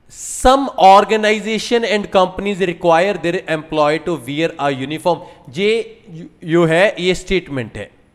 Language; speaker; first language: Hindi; non-native, local second language; Punjabi